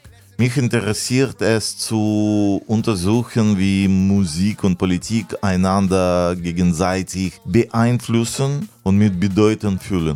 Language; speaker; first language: German; non-native, fluent; Russian